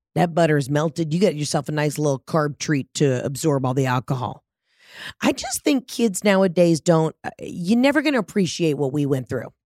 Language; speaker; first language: English; early bilingual, other home language; Italian